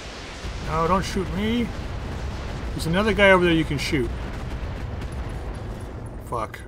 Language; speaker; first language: English; native; English